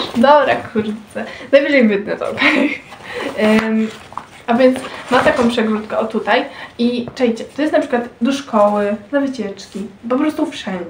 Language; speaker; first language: Polish; native; Polish